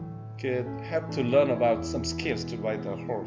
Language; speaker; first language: English; non-native, learner; Korean